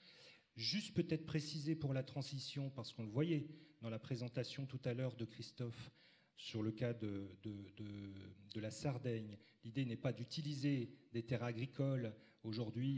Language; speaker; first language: French; native; French